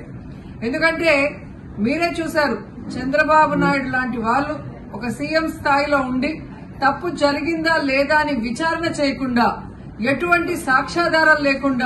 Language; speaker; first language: Telugu; native; Telugu